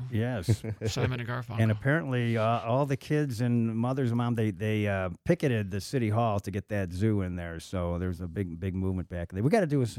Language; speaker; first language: English; native; English